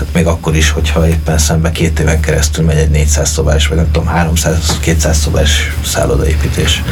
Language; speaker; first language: Hungarian; native; Hungarian